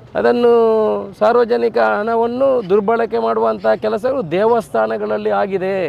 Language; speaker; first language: Kannada; native; Kannada